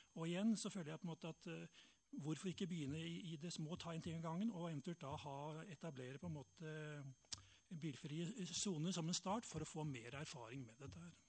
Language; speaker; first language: Norwegian; native; Norwegian